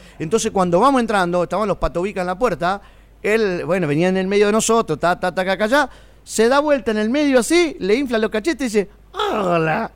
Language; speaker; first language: Spanish; native; Spanish